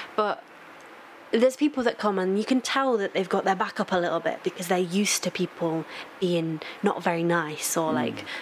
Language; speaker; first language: English; native; English